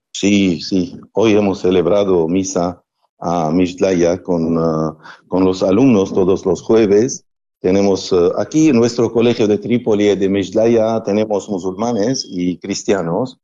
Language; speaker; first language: Spanish; non-native, fluent; Arabic